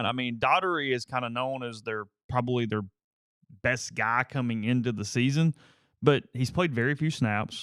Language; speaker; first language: English; native; English